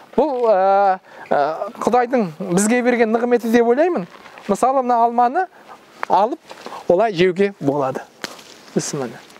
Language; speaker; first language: Kazakh; native; Kazakh